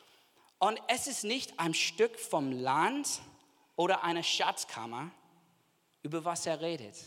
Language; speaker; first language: German; non-native, fluent; English